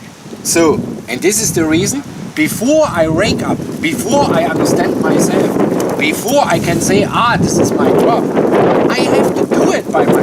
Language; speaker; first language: English; non-native, learner; German